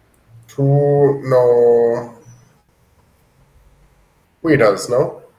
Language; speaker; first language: Spanish; non-native, learner; English